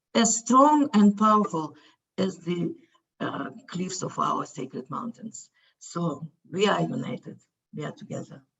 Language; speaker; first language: English; non-native, fluent; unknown